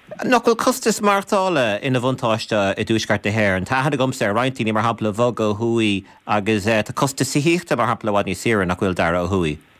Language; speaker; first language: Irish; native; Irish